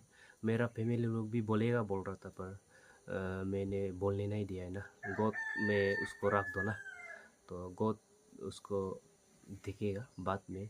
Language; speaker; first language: Hindi; non-native, local second language; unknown